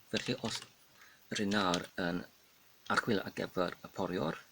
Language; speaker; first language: Welsh; non-native, learner; Polish